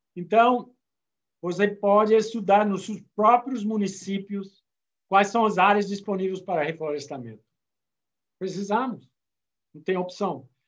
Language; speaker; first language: Portuguese; non-native, fluent; English